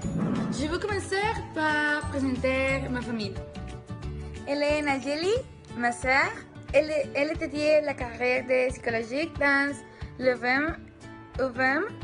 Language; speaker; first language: French; non-native, learner; Spanish